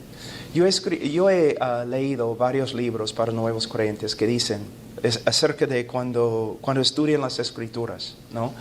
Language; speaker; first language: Spanish; non-native, fluent; English